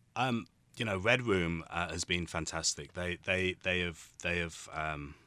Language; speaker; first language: English; native; English